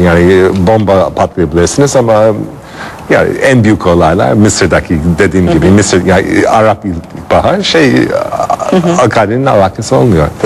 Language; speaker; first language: Turkish; non-native, fluent; English